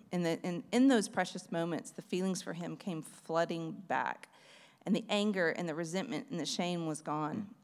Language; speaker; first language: English; native; English